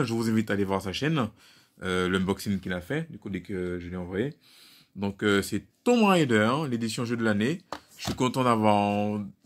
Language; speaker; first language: French; native; French